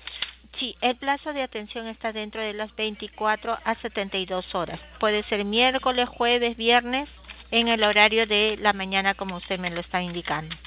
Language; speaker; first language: Spanish; native; Spanish